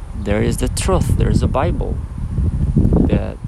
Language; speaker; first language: English; non-native, fluent; Indonesian